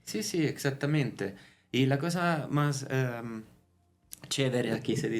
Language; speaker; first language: Spanish; non-native, fluent; Italian